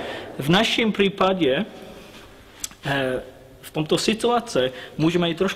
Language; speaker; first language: Czech; non-native, learner; English